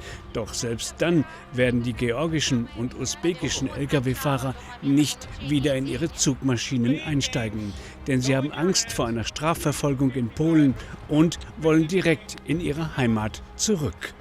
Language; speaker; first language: German; native; German